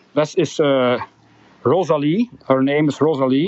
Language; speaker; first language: English; non-native, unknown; Dutch